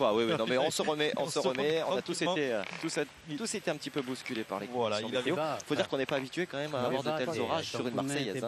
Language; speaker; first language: French; native; French